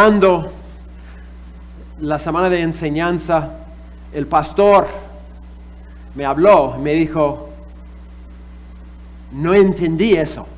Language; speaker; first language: Spanish; non-native, fluent; English